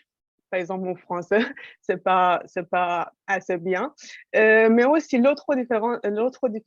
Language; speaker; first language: French; non-native, fluent; Persian